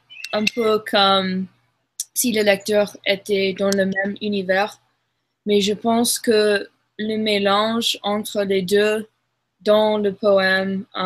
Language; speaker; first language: French; non-native, learner; English